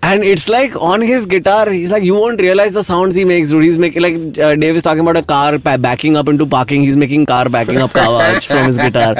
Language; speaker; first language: English; non-native, local second language; Hindi